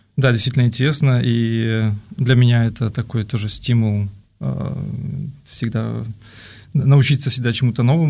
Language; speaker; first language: Russian; native; Russian